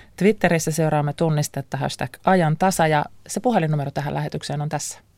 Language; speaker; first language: Finnish; native; Finnish